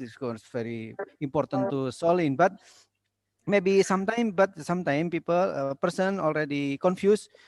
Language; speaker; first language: English; non-native, learner; Indonesian